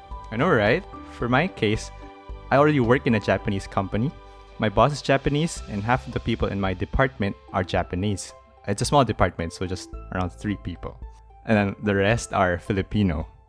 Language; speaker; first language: English; non-native, local second language; Filipino